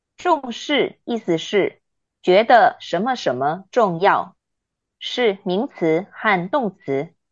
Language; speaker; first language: Chinese; native; Chinese